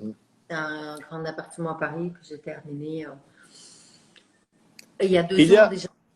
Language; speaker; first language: French; non-native, fluent; Russian